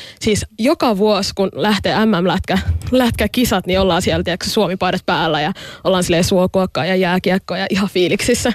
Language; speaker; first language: Finnish; early bilingual, other home language; Somali